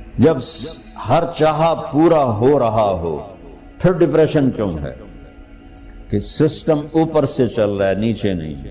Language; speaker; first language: Urdu; non-native, local second language; Punjabi